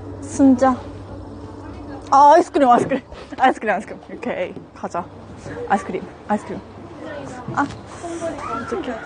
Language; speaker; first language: Korean; non-native, learner; Japanese